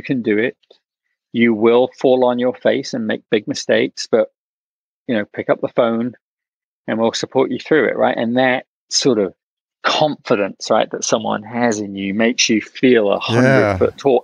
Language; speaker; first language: English; native; English